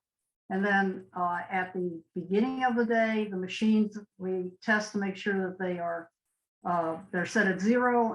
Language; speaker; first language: English; native; English